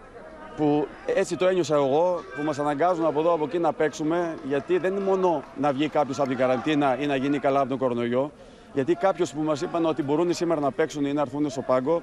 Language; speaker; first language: Greek; native; Greek